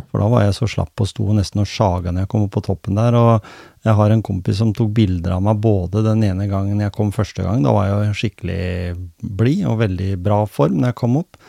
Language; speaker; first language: Norwegian; native; Norwegian